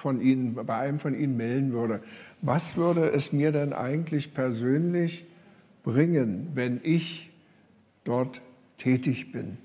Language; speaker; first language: German; native; German